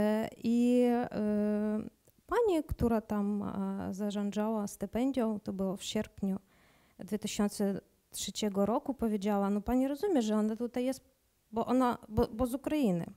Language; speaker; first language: Polish; non-native, learner; Ukrainian